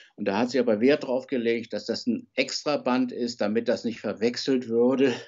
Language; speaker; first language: German; native; German